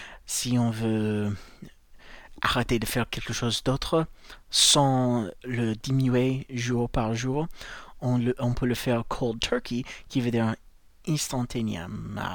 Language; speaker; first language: French; non-native, fluent; English